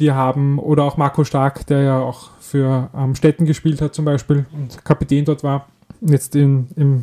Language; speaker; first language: German; native; German